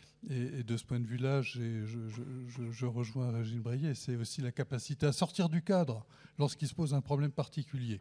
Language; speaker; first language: French; native; French